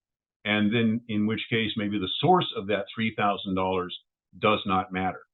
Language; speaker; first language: English; native; English